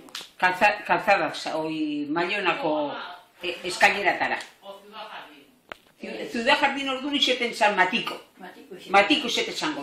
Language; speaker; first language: Basque; native; Basque